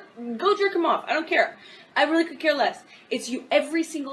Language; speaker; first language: English; native; English